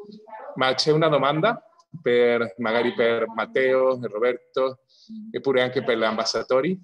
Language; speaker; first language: Italian; non-native, fluent; Spanish